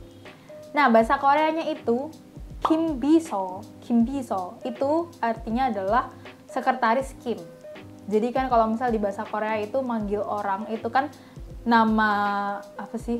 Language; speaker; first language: Indonesian; native; Indonesian